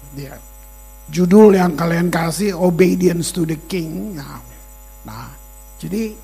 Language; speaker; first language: Indonesian; native; Indonesian